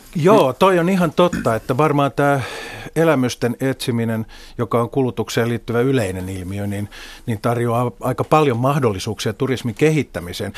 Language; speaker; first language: Finnish; native; Finnish